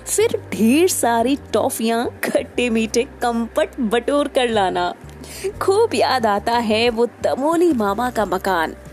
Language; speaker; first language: Hindi; native; Hindi